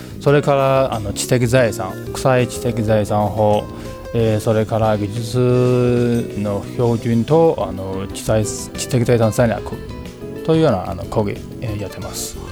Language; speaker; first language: Japanese; non-native, fluent; Chinese